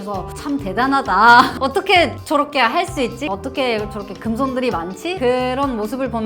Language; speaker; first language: Korean; non-native, fluent; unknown